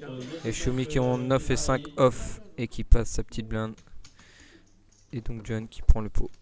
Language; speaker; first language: French; native; French